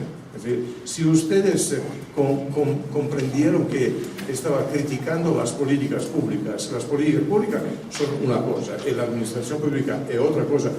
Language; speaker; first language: Spanish; non-native, fluent; Italian